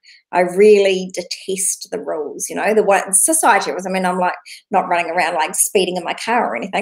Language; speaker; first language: English; native; English